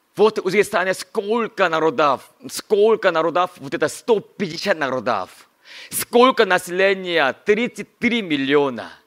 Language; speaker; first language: Russian; non-native, learner; Korean